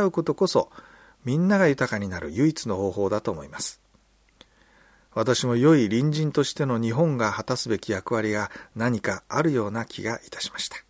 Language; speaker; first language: Japanese; native; Japanese